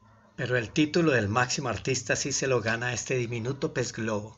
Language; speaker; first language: Spanish; native; Spanish